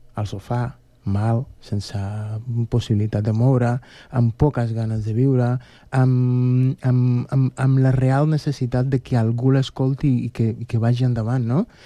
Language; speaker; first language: Catalan; non-native, fluent; Spanish